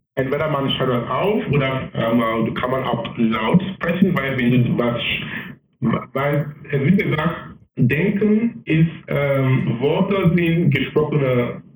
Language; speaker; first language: German; non-native, fluent; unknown